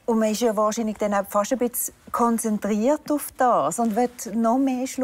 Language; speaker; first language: German; native; German